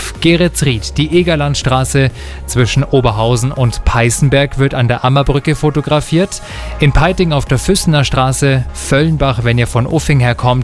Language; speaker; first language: German; native; German